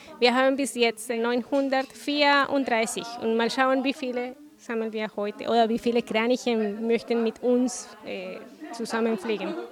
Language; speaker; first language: German; non-native, fluent; Spanish